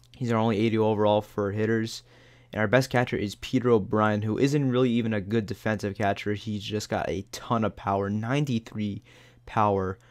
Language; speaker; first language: English; native; English